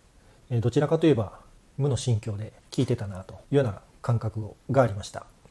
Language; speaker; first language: Japanese; native; Japanese